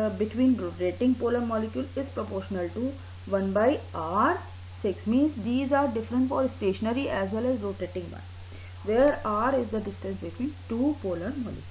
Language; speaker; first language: English; non-native, local second language; Hindi